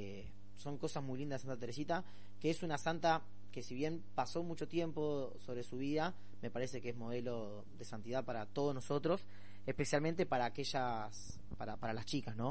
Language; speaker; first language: Spanish; native; Spanish